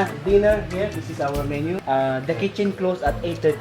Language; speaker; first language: English; non-native, learner; Vietnamese